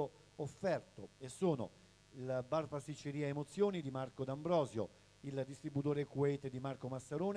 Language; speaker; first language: Italian; native; Italian